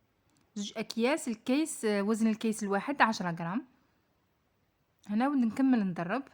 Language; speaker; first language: Arabic; native; Arabic